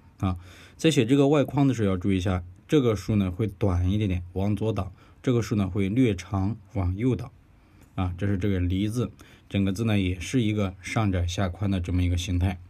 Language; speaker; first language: Chinese; native; Chinese